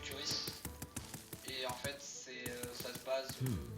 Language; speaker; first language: French; native; French